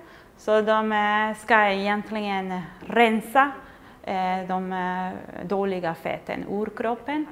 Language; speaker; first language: Swedish; non-native, fluent; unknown